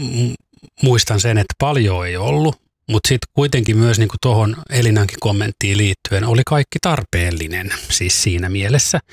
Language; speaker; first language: Finnish; native; Finnish